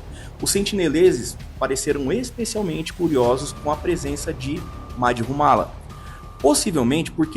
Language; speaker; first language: Portuguese; native; Portuguese